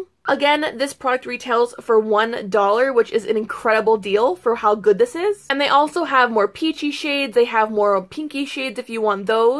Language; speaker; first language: English; native; English